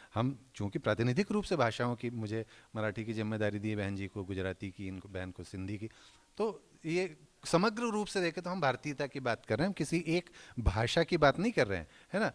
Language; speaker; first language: Hindi; non-native, local second language; Marathi